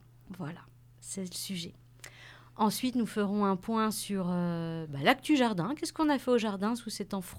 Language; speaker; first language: French; native; French